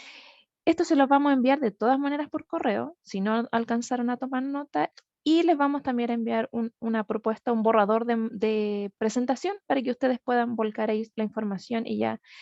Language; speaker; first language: Spanish; native; Spanish